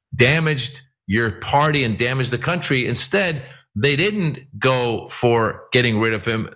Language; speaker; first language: English; non-native, fluent; Persian